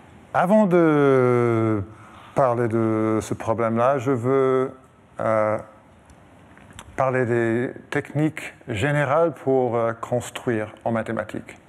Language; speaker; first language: French; non-native, fluent; English